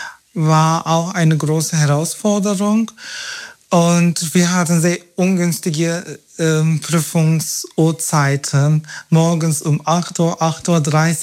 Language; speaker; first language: German; non-native, fluent; Turkish